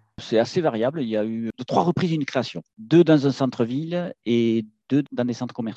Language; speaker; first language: French; native; French